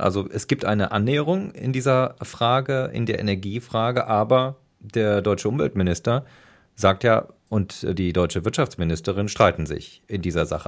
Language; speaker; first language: German; native; German